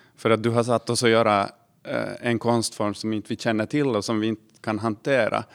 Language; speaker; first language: Swedish; native; Swedish